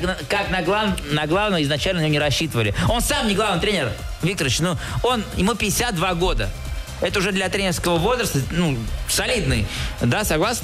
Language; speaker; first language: Russian; native; Russian